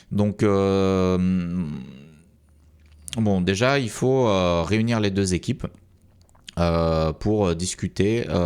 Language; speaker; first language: French; native; French